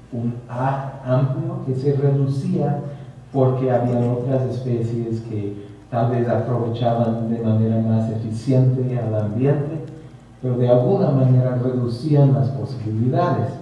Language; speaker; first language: Spanish; non-native, fluent; English